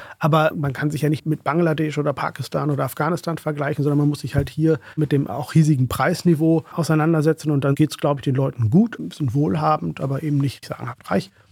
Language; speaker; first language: German; early bilingual, other home language; Urdu